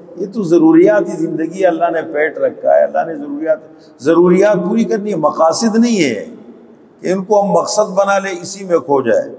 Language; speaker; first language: Urdu; non-native, local second language; Pashto